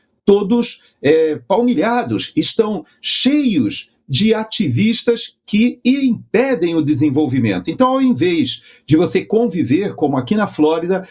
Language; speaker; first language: Portuguese; native; Portuguese